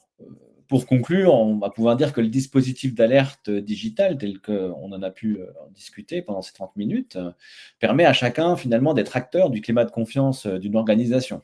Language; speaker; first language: French; native; French